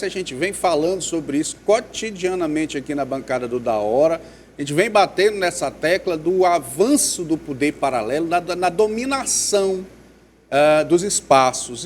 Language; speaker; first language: Portuguese; native; Portuguese